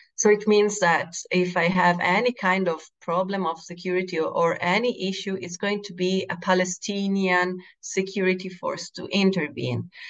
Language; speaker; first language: English; non-native, fluent; Italian